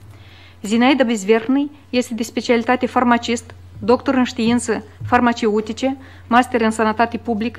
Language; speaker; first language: Romanian; native; Romanian